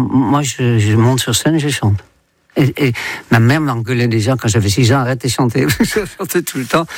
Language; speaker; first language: French; non-native, fluent; Dutch